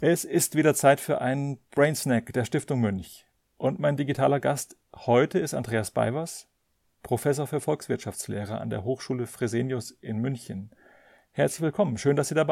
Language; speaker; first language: German; native; German